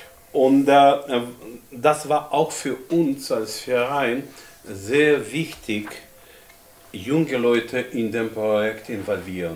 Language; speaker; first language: German; non-native, fluent; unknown